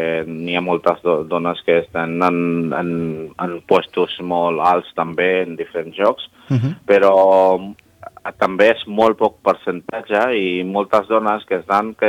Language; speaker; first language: Catalan; non-native, learner; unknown